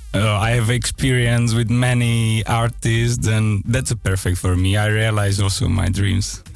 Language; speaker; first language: English; non-native, fluent; Czech